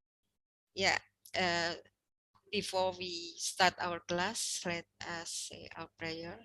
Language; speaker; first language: English; non-native, learner; Indonesian